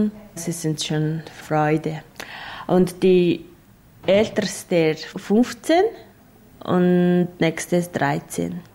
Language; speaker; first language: German; non-native, learner; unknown